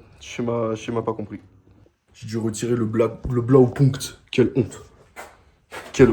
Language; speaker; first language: French; native; French